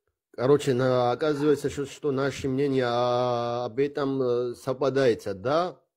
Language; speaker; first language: Russian; non-native, local second language; Abkhazian